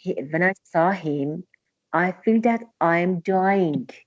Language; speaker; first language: English; non-native, learner; Persian